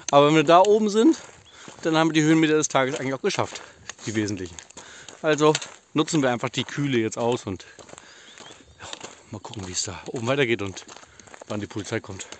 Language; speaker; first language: German; native; German